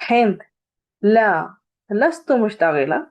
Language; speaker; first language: Arabic; non-native, fluent; Urdu